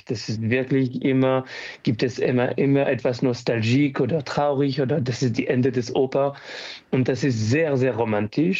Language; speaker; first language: German; non-native, fluent; French